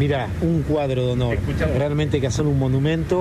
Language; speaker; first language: Spanish; native; Spanish